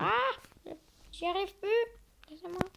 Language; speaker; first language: French; native; French